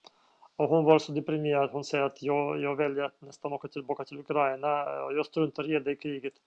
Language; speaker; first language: Swedish; non-native, fluent; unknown